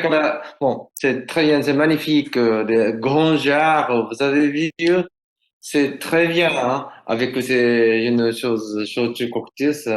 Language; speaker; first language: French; non-native, learner; Japanese